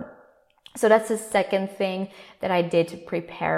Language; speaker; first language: English; non-native, fluent; Dutch